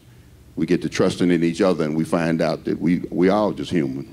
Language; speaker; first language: English; native; English